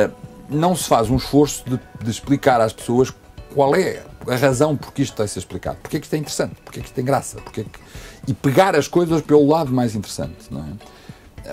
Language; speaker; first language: Portuguese; native; Portuguese